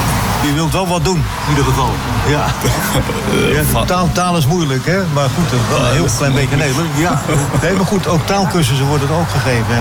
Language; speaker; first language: Dutch; native; Dutch